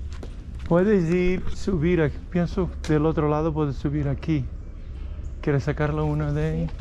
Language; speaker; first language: Spanish; non-native, fluent; English